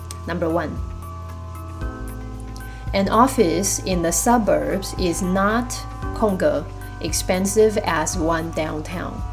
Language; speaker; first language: English; non-native, fluent; Chinese